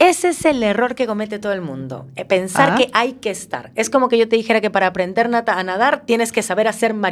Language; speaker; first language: Spanish; native; Spanish